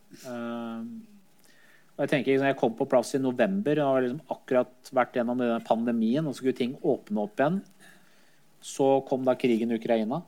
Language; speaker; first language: Norwegian; early bilingual, other home language; Persian